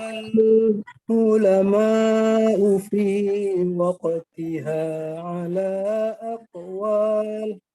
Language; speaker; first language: Arabic; non-native, learner; Indonesian